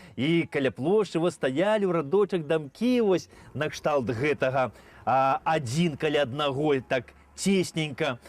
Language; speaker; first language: Belarusian; native; Belarusian